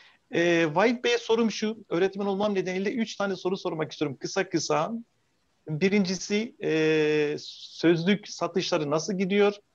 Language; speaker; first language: Turkish; native; Turkish